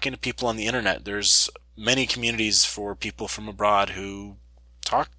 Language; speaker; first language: English; native; English